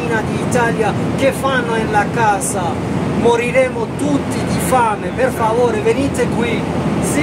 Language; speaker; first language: Italian; non-native, learner; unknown